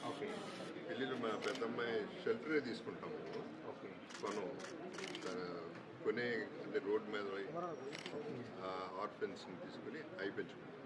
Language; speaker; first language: Telugu; native; Telugu